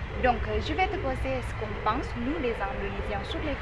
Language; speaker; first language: French; non-native, fluent; Indonesian